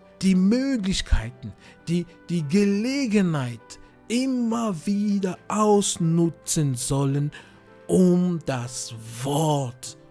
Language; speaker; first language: German; non-native, fluent; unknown